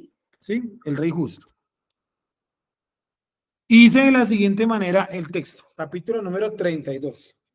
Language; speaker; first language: Spanish; native; Spanish